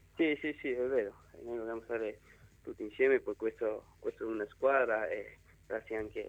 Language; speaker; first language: Italian; non-native, learner; Spanish